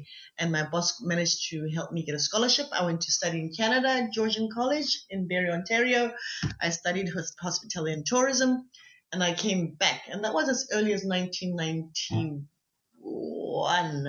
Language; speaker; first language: English; non-native, local second language; Tswana